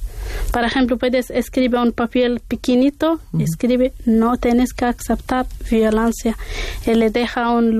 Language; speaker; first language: Spanish; non-native, learner; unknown